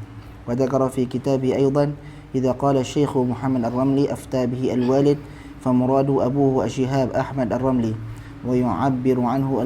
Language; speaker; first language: Arabic; non-native, fluent; Malay